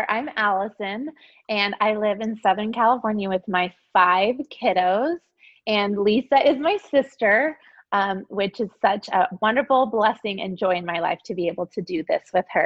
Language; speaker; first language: English; native; English